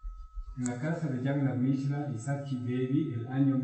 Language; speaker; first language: Spanish; non-native, fluent; English